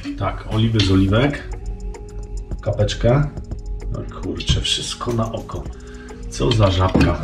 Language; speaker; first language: Polish; native; Polish